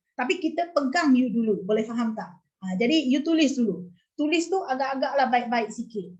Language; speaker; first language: Malay; native; Malay